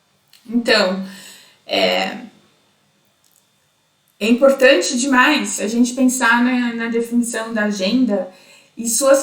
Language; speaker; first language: Portuguese; native; Portuguese